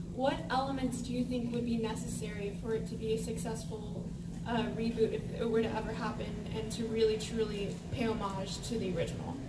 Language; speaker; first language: English; native; English